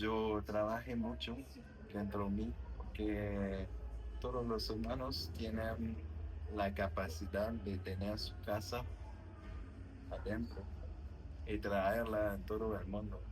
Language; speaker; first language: Spanish; non-native, learner; French